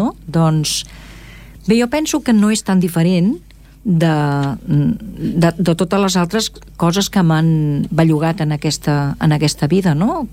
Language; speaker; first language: Catalan; native; Catalan